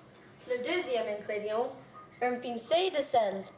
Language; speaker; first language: French; non-native, learner; English